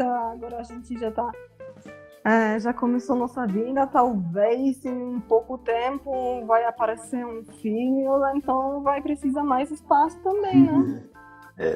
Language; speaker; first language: Portuguese; non-native, fluent; Polish